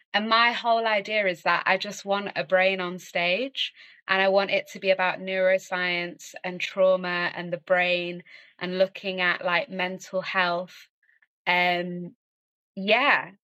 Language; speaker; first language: English; native; English